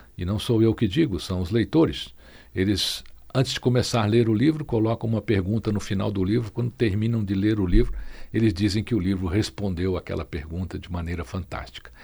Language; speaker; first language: Portuguese; native; Portuguese